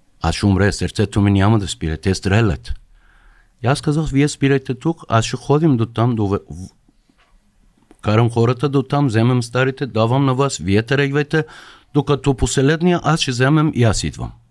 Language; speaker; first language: Bulgarian; non-native, fluent; Persian